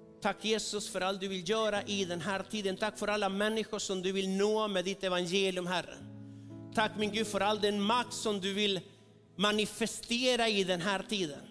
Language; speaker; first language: Swedish; non-native, fluent; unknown